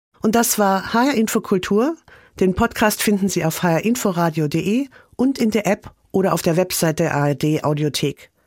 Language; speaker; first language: German; native; German